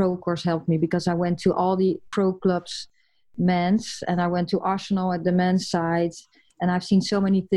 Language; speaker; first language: English; non-native, fluent; Dutch